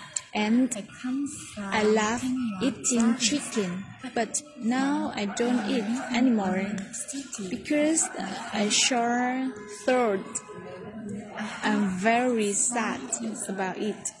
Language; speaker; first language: English; non-native, learner; Vietnamese